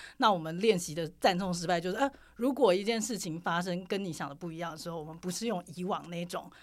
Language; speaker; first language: Chinese; native; Chinese